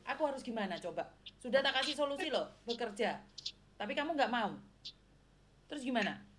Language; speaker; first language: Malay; non-native, local second language; Javanese